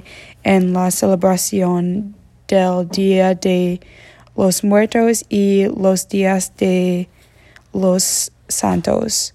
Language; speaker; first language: Spanish; non-native, learner; English